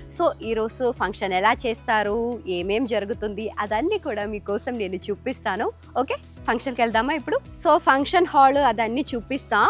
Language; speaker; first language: Telugu; non-native, fluent; Malayalam